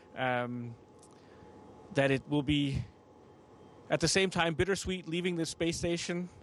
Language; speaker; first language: English; non-native, fluent; Danish